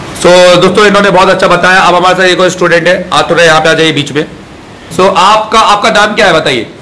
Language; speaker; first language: Hindi; native; Hindi